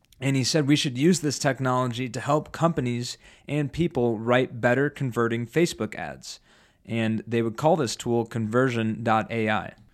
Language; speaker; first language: English; native; English